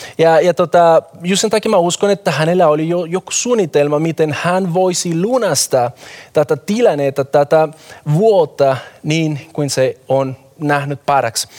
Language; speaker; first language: Finnish; non-native, fluent; Spanish